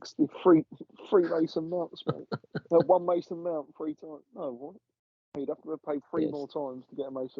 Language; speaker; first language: English; native; English